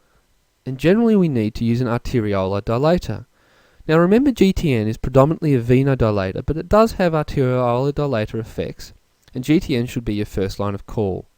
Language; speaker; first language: English; native; English